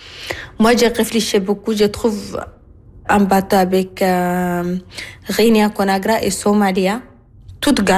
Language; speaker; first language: French; non-native, learner; Arabic